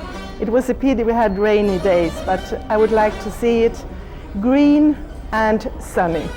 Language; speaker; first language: English; non-native, fluent; Swedish